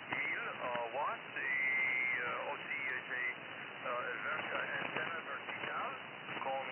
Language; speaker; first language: French; non-native, learner; English